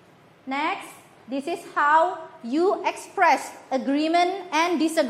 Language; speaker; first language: English; non-native, fluent; Indonesian